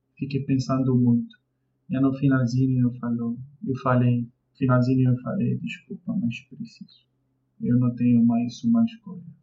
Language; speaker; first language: Portuguese; non-native, fluent; Arabic